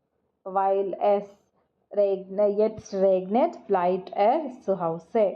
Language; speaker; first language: German; non-native, fluent; Malayalam